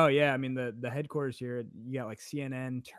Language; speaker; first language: English; native; English